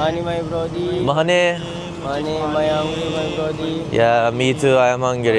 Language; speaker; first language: English; non-native, learner; Turkish